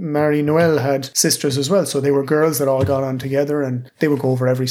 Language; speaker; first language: English; native; English